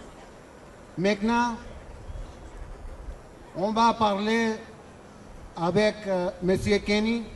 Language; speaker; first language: French; non-native, learner; Spanish